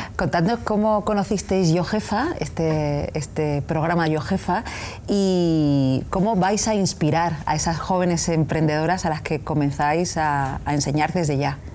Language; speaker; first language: Spanish; native; Spanish